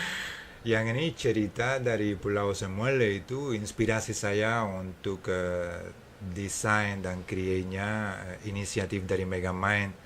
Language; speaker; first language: Indonesian; non-native, fluent; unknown